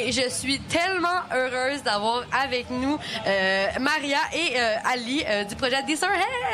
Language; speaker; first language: French; native; French